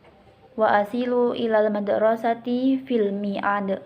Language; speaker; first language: Arabic; non-native, learner; Indonesian